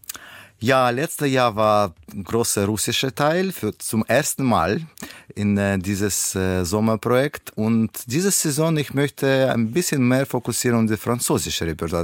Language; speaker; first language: German; non-native, learner; Russian